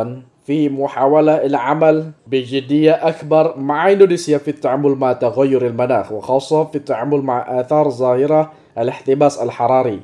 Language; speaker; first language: Arabic; non-native, fluent; Indonesian